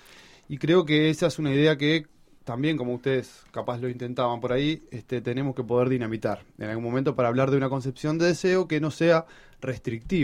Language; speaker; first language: Spanish; native; Spanish